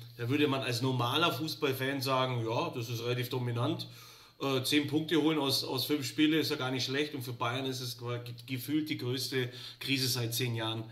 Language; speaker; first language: German; native; German